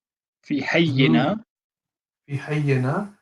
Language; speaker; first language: Arabic; non-native, fluent; English